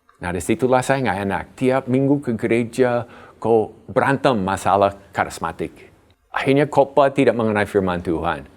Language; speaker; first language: Indonesian; non-native, fluent; English